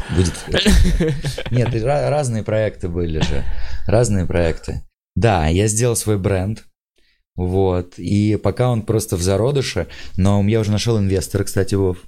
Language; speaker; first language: Russian; native; Russian